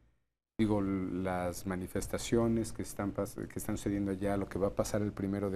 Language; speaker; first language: Spanish; native; Spanish